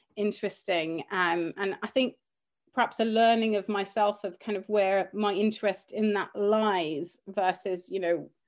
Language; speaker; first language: English; early bilingual, other home language; Greek